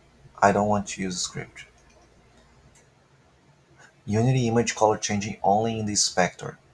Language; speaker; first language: English; non-native, fluent; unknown